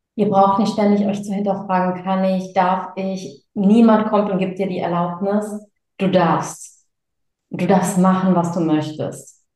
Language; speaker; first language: German; early bilingual, other home language; Tamil